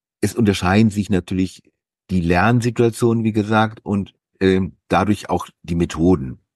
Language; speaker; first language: German; native; German